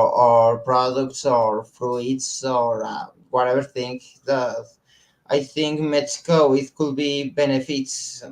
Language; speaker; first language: English; non-native, learner; Spanish